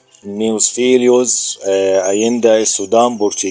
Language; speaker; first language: Portuguese; non-native, learner; Arabic